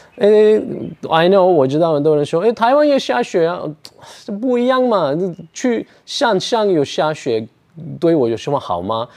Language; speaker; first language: Chinese; non-native, fluent; Turkish